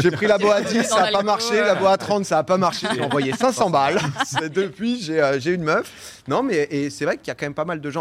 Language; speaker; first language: French; native; French